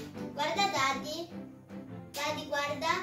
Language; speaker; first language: Italian; early bilingual, other home language; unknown